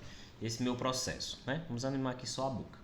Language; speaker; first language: Portuguese; native; Portuguese